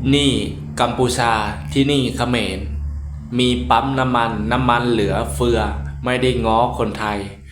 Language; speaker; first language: Thai; native; Thai